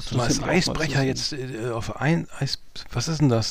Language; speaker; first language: German; native; German